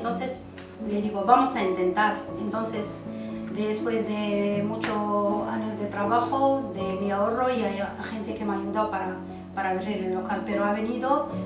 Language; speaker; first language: Spanish; non-native, local second language; Arabic